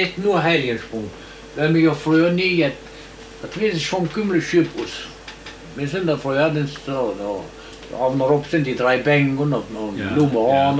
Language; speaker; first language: German; native; German